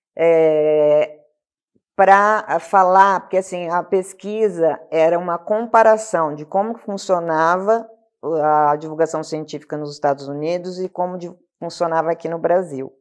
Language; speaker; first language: Portuguese; native; Portuguese